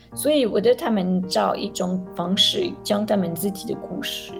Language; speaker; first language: Chinese; non-native, fluent; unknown